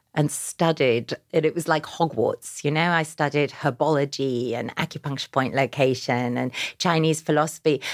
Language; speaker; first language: English; native; English